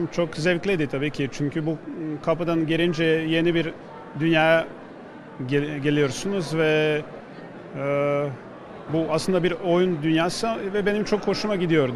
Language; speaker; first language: Turkish; non-native, fluent; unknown